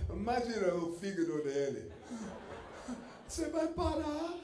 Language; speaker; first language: Portuguese; non-native, fluent; English